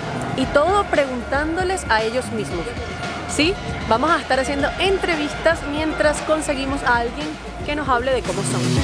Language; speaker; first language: Spanish; native; Spanish